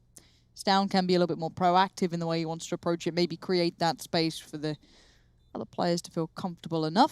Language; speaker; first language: English; native; English